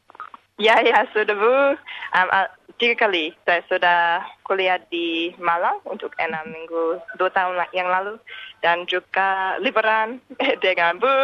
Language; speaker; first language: Indonesian; non-native, learner; English